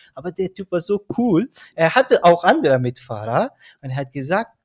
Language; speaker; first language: German; non-native, fluent; Persian